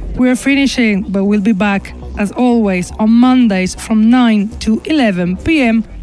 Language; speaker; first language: English; non-native, fluent; Spanish